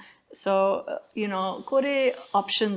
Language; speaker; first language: Malayalam; non-native, learner; English